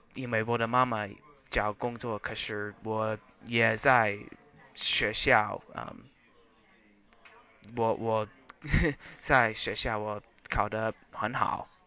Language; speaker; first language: Chinese; non-native, learner; English